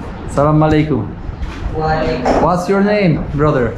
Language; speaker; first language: English; non-native, learner; Polish